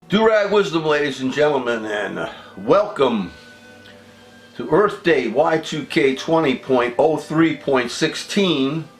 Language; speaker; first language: English; native; English